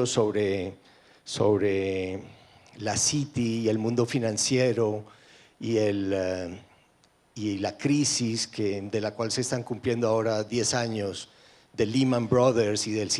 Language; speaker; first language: Spanish; native; Spanish